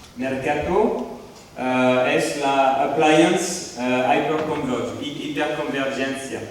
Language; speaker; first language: Spanish; non-native, learner; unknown